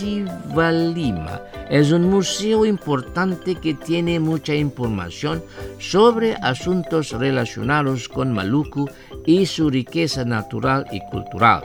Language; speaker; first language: Spanish; non-native, fluent; Indonesian